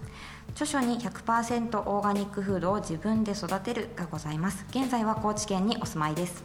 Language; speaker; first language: Japanese; native; Japanese